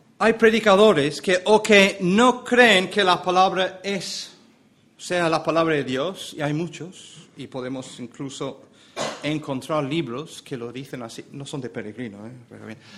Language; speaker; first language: Spanish; non-native, fluent; English